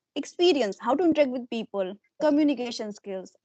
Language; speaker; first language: English; non-native, local second language; Hindi